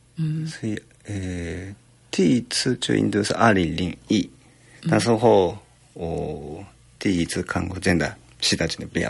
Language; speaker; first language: Chinese; non-native, fluent; Japanese